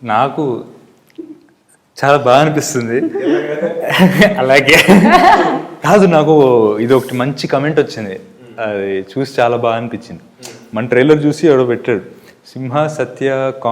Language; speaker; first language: Telugu; native; Telugu